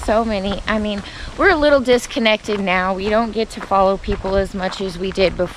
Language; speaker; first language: English; native; English